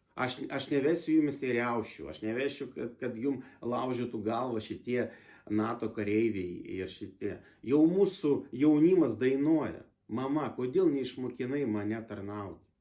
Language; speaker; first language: Lithuanian; non-native, local second language; Russian